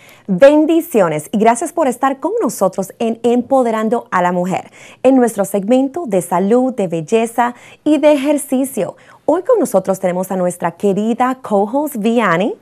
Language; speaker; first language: Spanish; native; Spanish